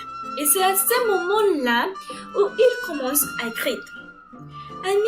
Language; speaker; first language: French; non-native, learner; Spanish